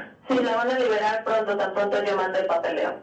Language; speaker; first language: Spanish; native; Spanish